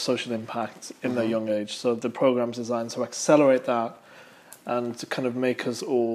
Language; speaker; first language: English; native; English